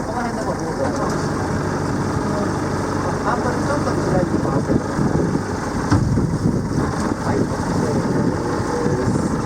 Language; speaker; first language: Japanese; native; Japanese